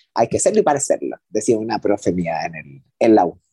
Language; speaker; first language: Spanish; native; Spanish